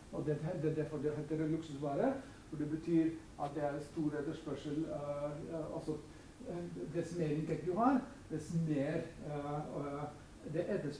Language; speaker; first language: Norwegian; non-native, fluent; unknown